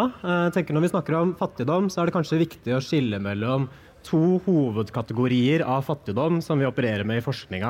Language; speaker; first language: Norwegian; native; Norwegian